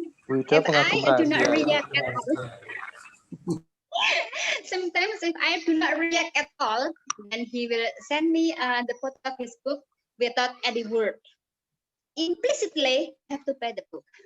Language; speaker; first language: English; non-native, fluent; Indonesian